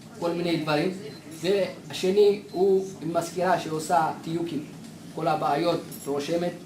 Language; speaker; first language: Hebrew; non-native, fluent; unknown